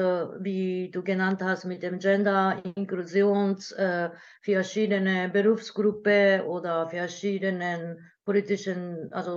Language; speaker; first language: German; non-native, learner; Japanese